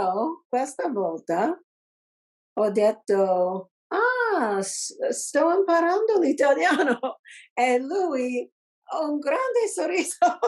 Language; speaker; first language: Italian; non-native, learner; English